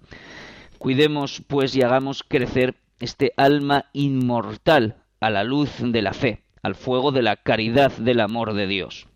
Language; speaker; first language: Spanish; native; Spanish